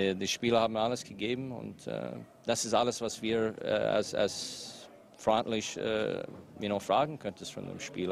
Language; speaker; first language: German; non-native, fluent; English